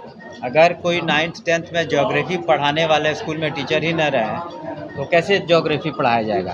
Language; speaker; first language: Hindi; native; Hindi